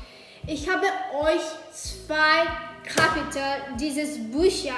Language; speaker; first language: German; non-native, learner; Polish